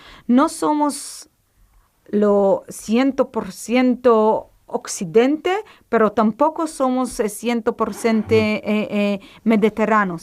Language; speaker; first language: Spanish; non-native, fluent; Hebrew